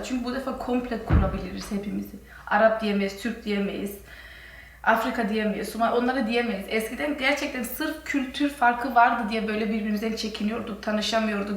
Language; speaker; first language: Turkish; early bilingual, heritage; Turkish